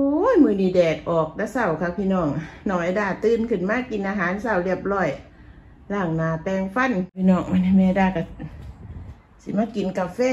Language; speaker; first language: Thai; non-native, local second language; Lao